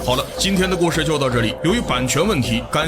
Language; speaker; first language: Chinese; native; Chinese